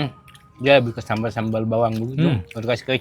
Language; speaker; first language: Malay; native; Malay